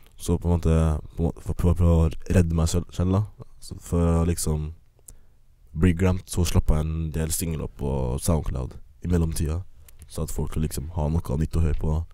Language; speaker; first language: Norwegian; early bilingual, other home language; English